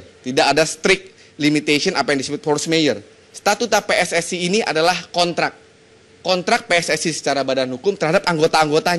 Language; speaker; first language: Indonesian; native; Indonesian